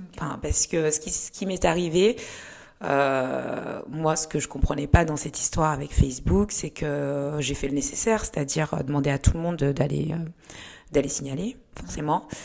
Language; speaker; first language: French; early bilingual, other home language; Kinyarwanda